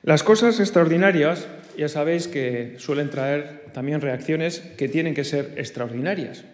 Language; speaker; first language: Spanish; non-native, local second language; Basque